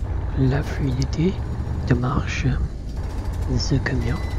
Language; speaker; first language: French; non-native, learner; Italian